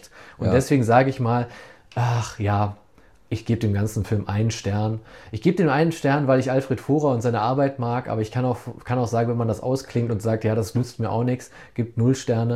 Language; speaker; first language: German; native; German